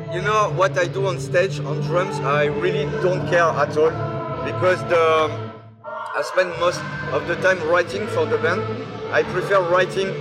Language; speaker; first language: English; non-native, fluent; French